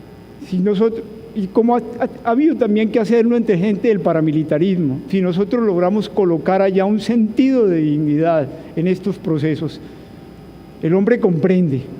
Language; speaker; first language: Spanish; native; Spanish